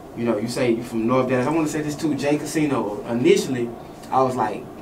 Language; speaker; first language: English; native; English